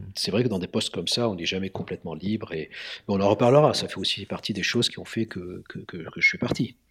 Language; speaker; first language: French; non-native, local second language; Arabic